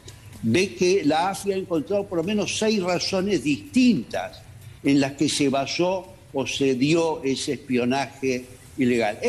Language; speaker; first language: Spanish; native; Spanish